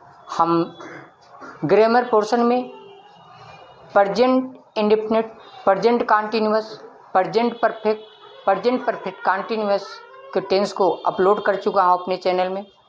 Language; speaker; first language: Hindi; native; Hindi